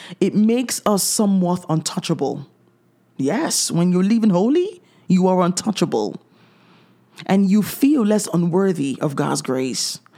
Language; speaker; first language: English; native; English